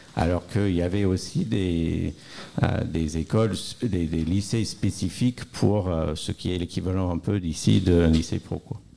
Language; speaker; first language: French; non-native, fluent; English